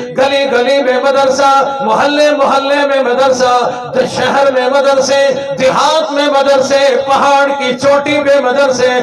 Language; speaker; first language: Urdu; non-native, local second language; Saraiki